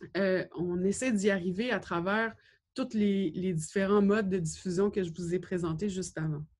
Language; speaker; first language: French; native; French